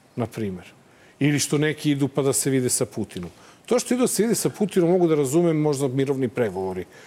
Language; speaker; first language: Serbian; native; Serbian